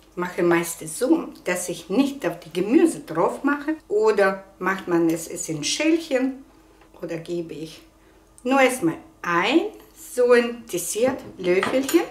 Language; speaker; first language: German; non-native, fluent; Russian